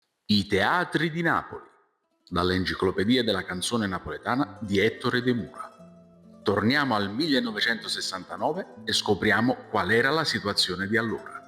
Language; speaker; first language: Italian; native; Italian